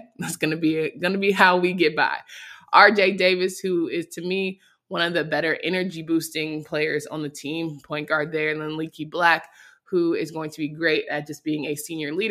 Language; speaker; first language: English; native; English